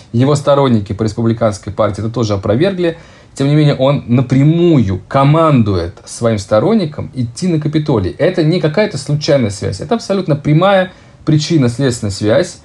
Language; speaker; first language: Russian; native; Russian